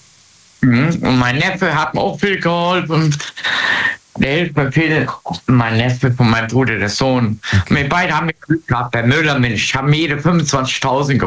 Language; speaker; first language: German; native; German